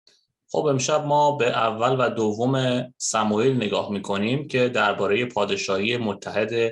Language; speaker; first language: Persian; native; Persian